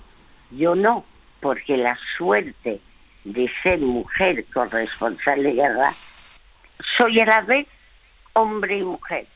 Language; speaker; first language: Spanish; early bilingual, other home language; French